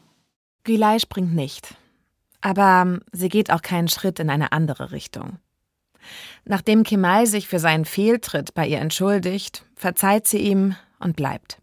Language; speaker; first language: German; native; German